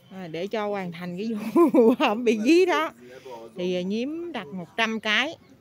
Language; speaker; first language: Vietnamese; native; Vietnamese